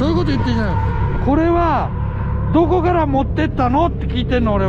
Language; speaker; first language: Japanese; native; Japanese